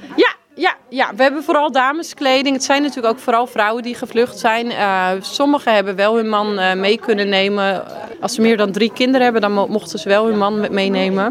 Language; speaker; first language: Dutch; native; Dutch